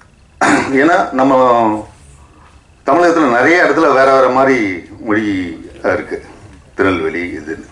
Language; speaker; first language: Tamil; native; Tamil